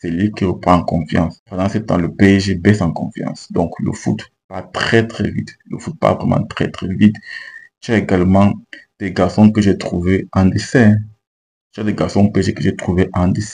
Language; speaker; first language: French; native; French